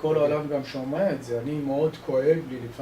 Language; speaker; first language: Hebrew; non-native, local second language; Arabic